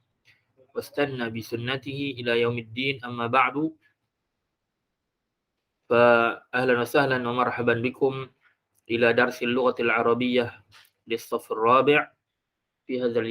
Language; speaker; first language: Arabic; non-native, fluent; Malay